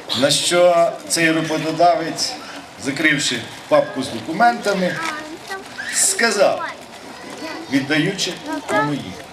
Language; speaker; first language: Ukrainian; native; Ukrainian